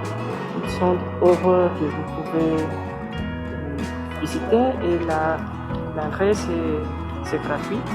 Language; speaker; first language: French; non-native, learner; Spanish